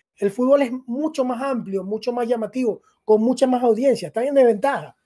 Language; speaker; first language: Spanish; native; Spanish